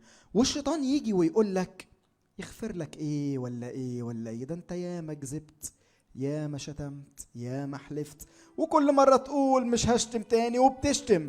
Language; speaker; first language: Arabic; native; Arabic